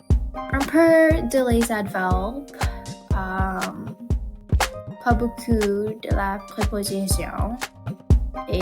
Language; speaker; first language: French; non-native, learner; English